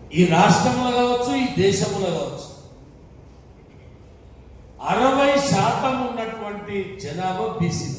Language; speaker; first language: Telugu; native; Telugu